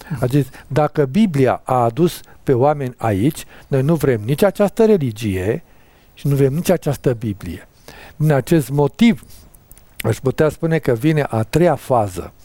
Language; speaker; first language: Romanian; native; Romanian